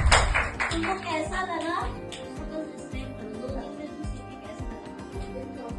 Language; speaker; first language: Hindi; non-native, local second language; Bangla